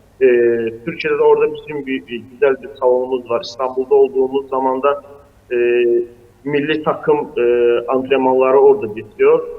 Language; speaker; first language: Turkish; non-native, fluent; Azerbaijani